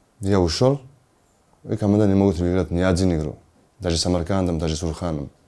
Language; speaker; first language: Russian; non-native, learner; Georgian